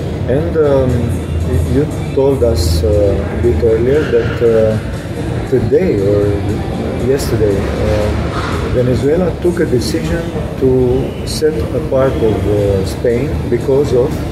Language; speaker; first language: English; non-native, fluent; Romanian